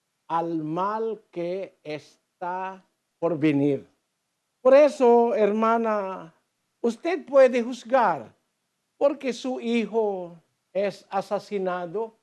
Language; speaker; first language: Spanish; non-native, learner; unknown